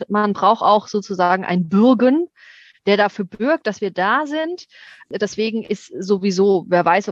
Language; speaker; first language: German; native; German